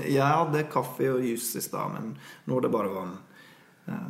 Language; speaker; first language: Norwegian; non-native, fluent; English